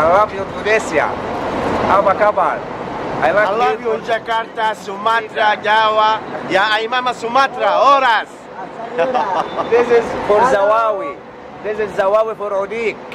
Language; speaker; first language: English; non-native, learner; Arabic